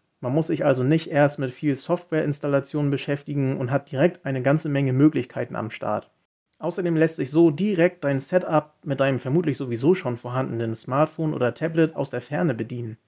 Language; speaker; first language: German; native; German